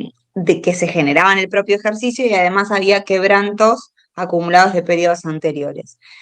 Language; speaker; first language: Spanish; native; Spanish